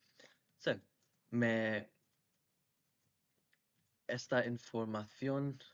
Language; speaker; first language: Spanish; non-native, learner; English